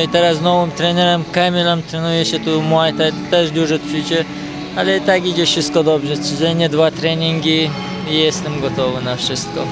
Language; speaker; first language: Polish; non-native, fluent; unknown